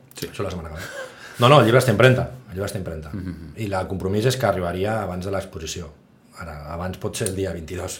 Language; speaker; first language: Catalan; native; Catalan